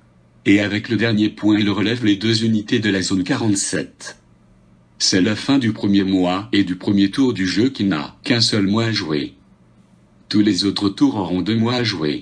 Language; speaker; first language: French; native; French